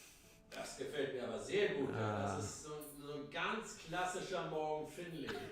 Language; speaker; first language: German; native; German